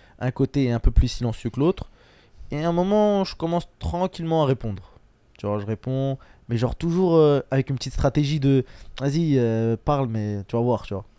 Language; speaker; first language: French; early bilingual, other home language; Chechen